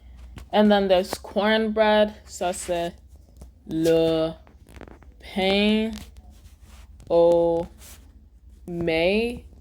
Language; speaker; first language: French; non-native, learner; English